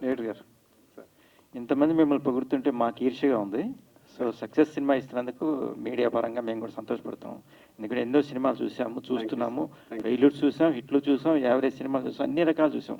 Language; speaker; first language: Telugu; native; Telugu